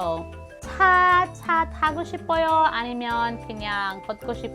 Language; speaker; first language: Korean; non-native, fluent; Filipino